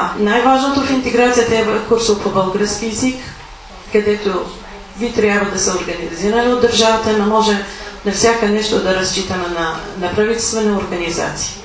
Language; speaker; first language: Bulgarian; non-native, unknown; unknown